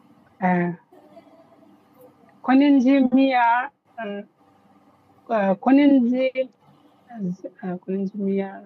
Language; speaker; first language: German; non-native, learner; Bangla